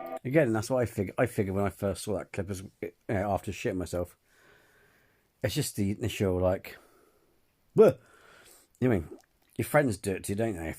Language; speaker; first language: English; native; English